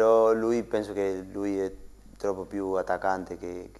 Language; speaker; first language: Italian; non-native, learner; Spanish